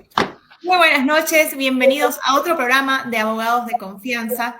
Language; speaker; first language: Spanish; native; Spanish